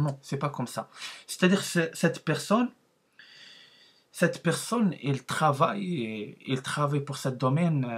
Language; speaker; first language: French; non-native, learner; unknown